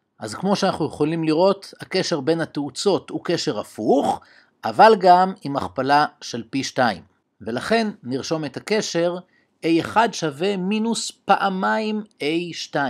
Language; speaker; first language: Hebrew; native; Hebrew